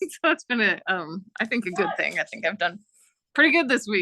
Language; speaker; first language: English; native; English